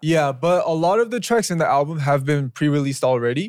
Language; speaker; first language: English; early bilingual, other home language; Korean